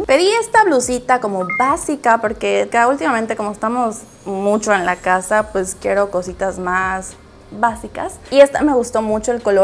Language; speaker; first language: Spanish; native; Spanish